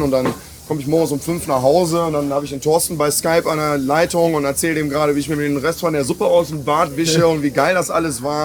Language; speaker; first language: German; native; German